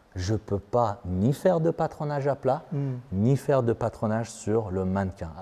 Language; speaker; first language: French; non-native, fluent; Persian